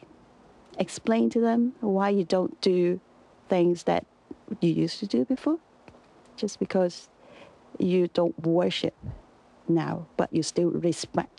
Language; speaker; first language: English; non-native, local second language; Cantonese